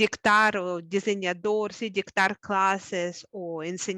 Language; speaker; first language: Spanish; non-native, fluent; Russian